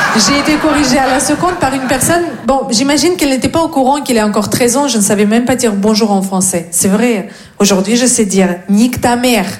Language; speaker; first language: French; non-native, fluent; Russian